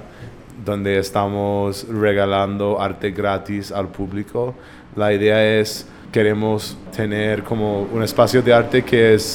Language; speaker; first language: Spanish; non-native, fluent; English